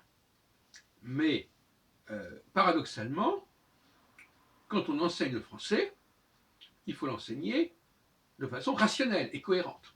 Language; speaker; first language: French; native; French